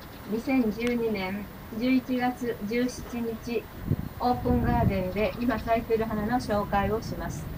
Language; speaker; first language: Japanese; native; Japanese